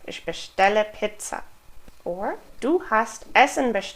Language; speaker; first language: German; non-native, fluent; English